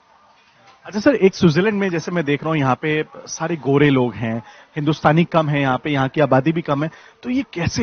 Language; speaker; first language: Hindi; native; Hindi